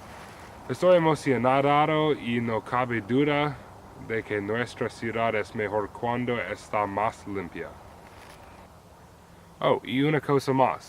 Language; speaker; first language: Spanish; non-native, learner; English